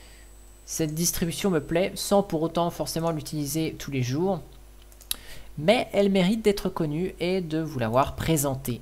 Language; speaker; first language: French; native; French